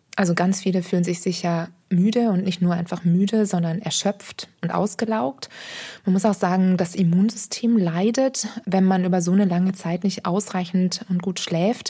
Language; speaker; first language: German; native; German